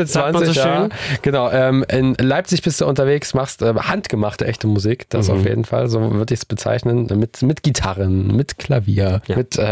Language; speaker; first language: German; native; German